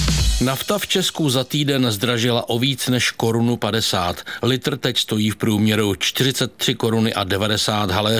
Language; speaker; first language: Czech; native; Czech